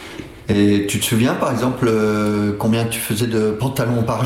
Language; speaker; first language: French; native; French